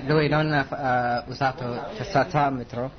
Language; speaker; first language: Italian; non-native, learner; English